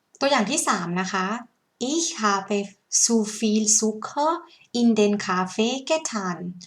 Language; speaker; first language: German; non-native, learner; Thai